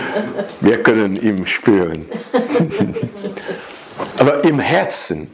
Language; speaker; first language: German; non-native, fluent; Dutch